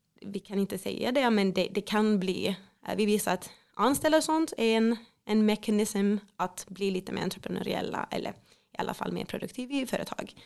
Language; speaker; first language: Swedish; non-native, fluent; Finnish